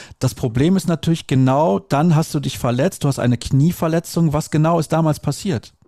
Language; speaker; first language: German; early bilingual, other home language; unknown